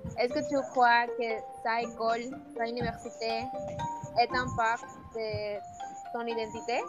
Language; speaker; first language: French; non-native, learner; Spanish